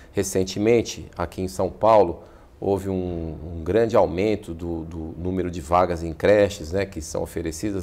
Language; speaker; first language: Portuguese; native; Portuguese